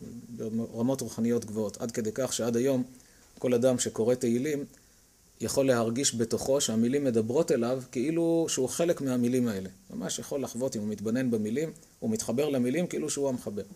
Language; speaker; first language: Hebrew; native; Hebrew